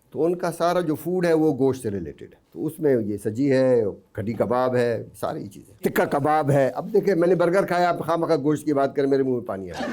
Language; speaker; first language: Urdu; non-native, local second language; Baluchi